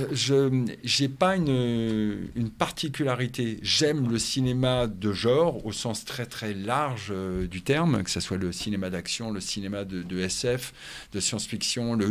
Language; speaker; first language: French; native; French